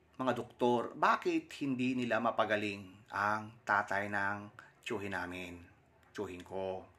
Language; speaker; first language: Filipino; non-native, local second language; Surigaonon